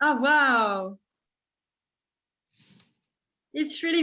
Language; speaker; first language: English; non-native, learner; French